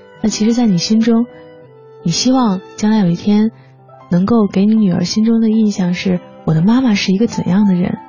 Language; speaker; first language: Chinese; native; Chinese